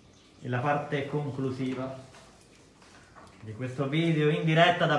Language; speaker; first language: Italian; native; Italian